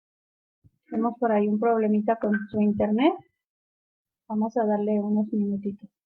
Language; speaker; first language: Spanish; native; Spanish